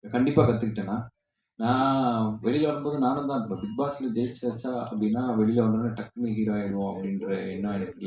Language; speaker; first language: Tamil; native; Tamil